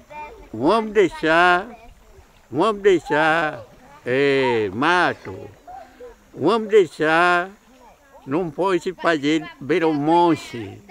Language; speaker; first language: Portuguese; non-native, local second language; Kayapó